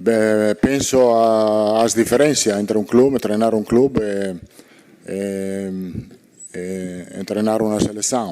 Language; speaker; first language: Portuguese; non-native, fluent; Italian